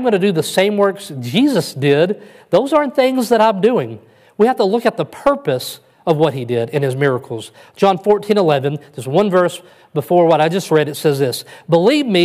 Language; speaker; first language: English; native; English